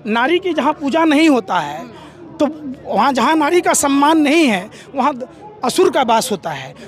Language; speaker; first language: Hindi; native; Hindi